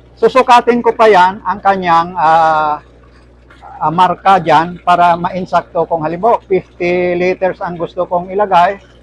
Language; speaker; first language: Filipino; non-native, local second language; Hiligaynon